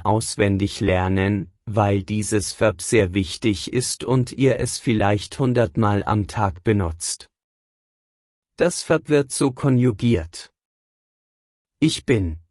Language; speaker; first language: German; non-native, fluent; Persian